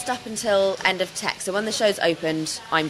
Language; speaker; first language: English; native; English